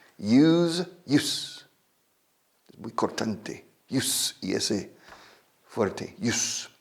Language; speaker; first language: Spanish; non-native, fluent; English